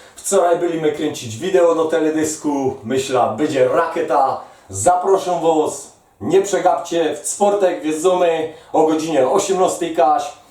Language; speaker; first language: Polish; native; Polish